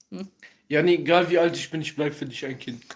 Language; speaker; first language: German; early bilingual, other home language; Kurdish